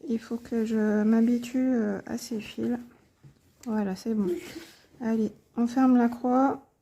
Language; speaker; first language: French; native; French